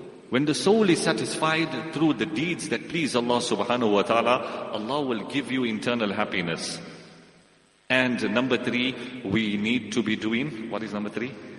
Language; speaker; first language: English; native; English